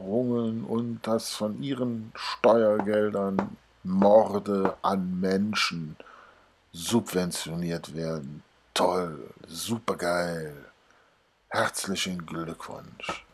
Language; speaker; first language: German; native; German